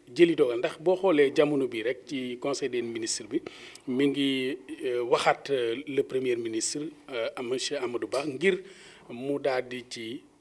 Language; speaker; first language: Wolof; native; Wolof